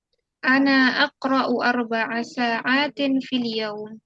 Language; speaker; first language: Arabic; non-native, fluent; Indonesian